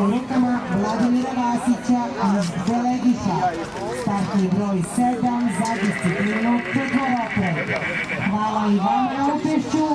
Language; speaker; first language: Bosnian; native; Bosnian